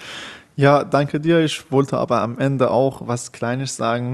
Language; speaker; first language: German; non-native, learner; Persian